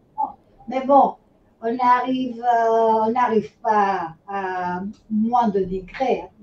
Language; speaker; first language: French; non-native, fluent; Spanish